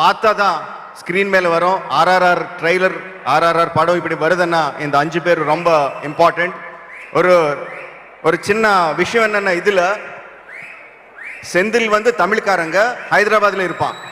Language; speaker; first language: Tamil; non-native, local second language; Telugu